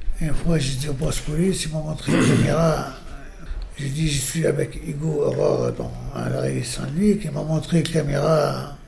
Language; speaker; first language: French; non-native, learner; Arabic